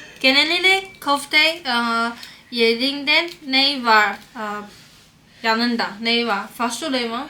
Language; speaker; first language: Turkish; non-native, learner; Chinese